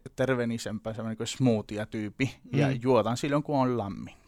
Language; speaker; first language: Finnish; non-native, learner; Spanish